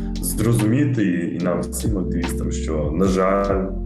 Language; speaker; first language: Ukrainian; native; Ukrainian